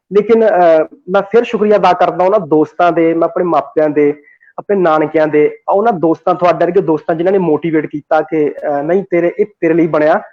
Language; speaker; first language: Hindi; non-native, local second language; Punjabi